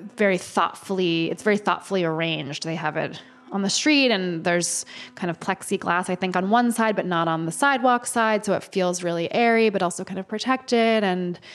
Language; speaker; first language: English; native; English